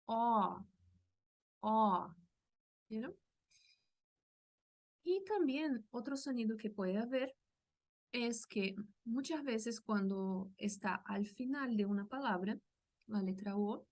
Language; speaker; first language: Spanish; non-native, fluent; Portuguese